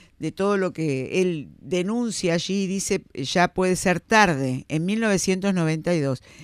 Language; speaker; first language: Spanish; native; Spanish